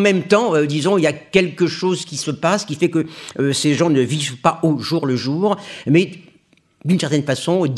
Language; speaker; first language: French; native; French